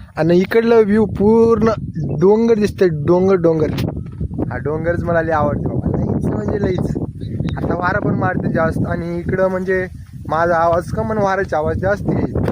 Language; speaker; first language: Marathi; non-native, local second language; Lambadi